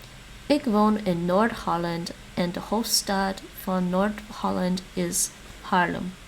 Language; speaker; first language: Dutch; non-native, learner; English